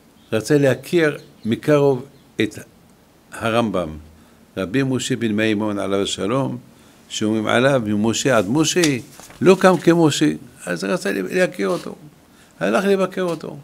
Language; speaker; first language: Hebrew; non-native, fluent; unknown